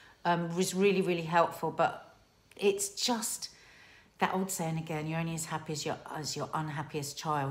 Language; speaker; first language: English; native; English